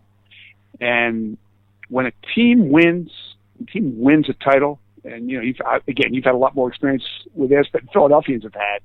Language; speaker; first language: English; native; English